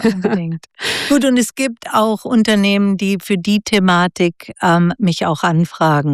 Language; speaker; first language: German; native; German